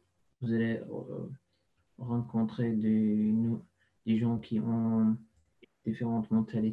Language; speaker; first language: French; non-native, fluent; Arabic